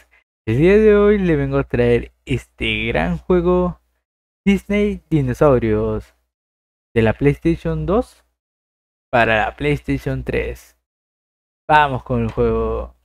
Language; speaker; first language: Spanish; native; Spanish